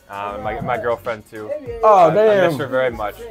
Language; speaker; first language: English; native; English